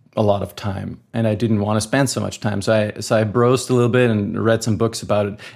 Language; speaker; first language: English; non-native, fluent; German